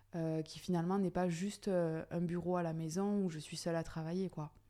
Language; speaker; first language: French; native; French